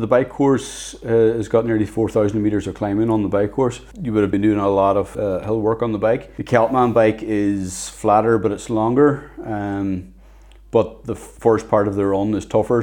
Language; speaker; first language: English; native; English